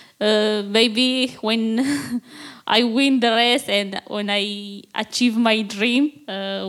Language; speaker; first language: English; non-native, learner; Tigrinya